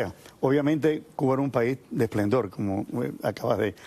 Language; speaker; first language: Spanish; native; Spanish